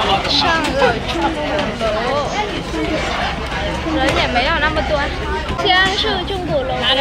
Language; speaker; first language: Chinese; non-native, fluent; Vietnamese